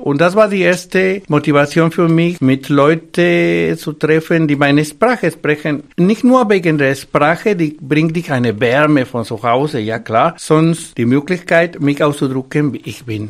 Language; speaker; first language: German; non-native, fluent; Spanish